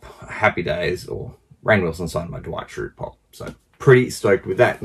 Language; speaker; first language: English; native; English